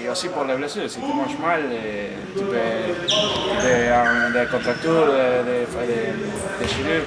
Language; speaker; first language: French; non-native, learner; Spanish